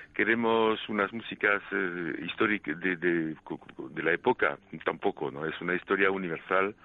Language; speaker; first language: Spanish; non-native, fluent; French